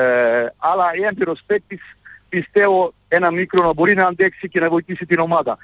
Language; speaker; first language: Greek; non-native, fluent; Serbian